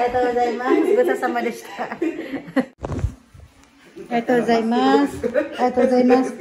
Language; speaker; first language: Japanese; non-native, learner; Filipino